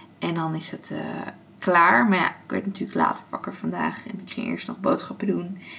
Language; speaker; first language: Dutch; early bilingual, other home language; Armenian